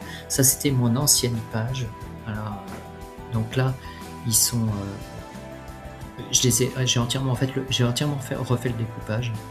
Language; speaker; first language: French; native; French